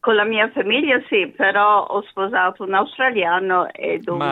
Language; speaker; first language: Italian; early bilingual, other home language; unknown